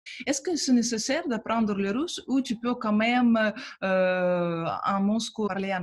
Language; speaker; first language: French; non-native, fluent; Russian